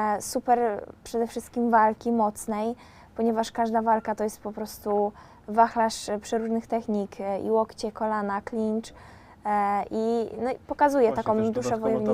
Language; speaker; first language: Polish; native; Polish